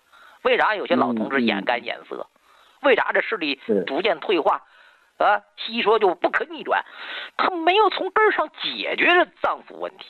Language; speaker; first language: Chinese; native; Chinese